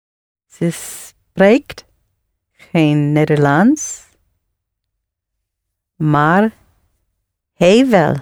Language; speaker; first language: Dutch; non-native, learner; English